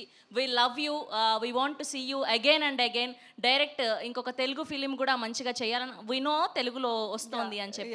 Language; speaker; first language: Telugu; native; Telugu